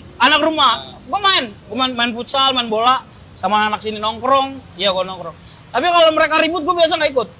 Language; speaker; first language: Indonesian; native; Indonesian